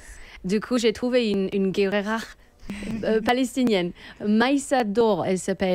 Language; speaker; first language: French; native; French